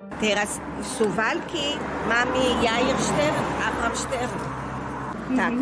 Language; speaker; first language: Polish; early bilingual, heritage; Hebrew